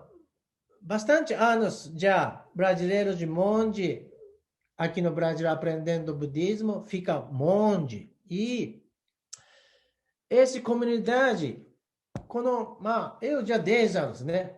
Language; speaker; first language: Portuguese; non-native, learner; Japanese